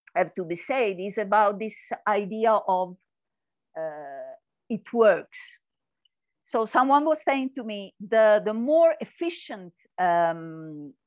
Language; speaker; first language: English; non-native, learner; Italian